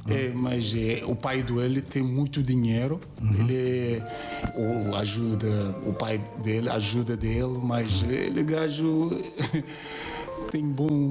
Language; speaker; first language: Portuguese; non-native, learner; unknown